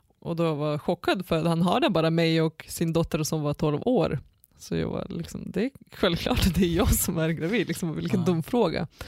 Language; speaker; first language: Swedish; non-native, fluent; Lithuanian